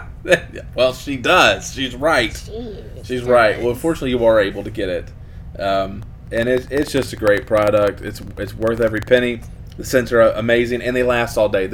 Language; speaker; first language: English; native; English